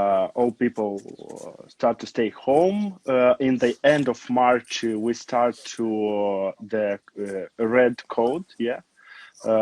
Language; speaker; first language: English; non-native, learner; Romanian